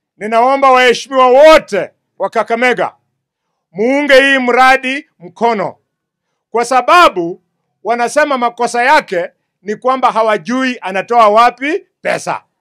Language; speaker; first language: Swahili; non-native, local second language; Luyia